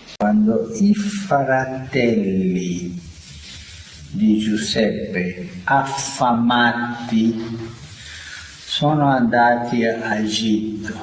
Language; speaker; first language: Italian; non-native, fluent; Spanish